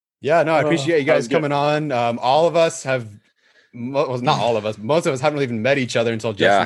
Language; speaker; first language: English; native; English